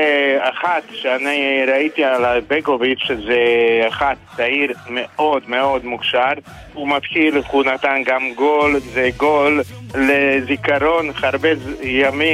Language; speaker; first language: Hebrew; non-native, learner; Bosnian